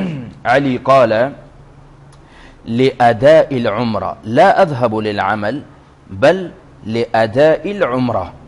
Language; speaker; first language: Arabic; non-native, fluent; Urdu